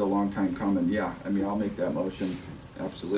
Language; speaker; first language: English; native; English